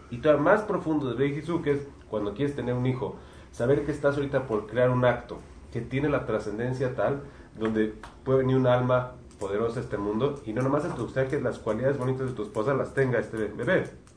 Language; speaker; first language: Spanish; native; Spanish